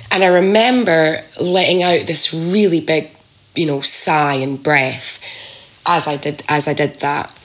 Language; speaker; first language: English; native; English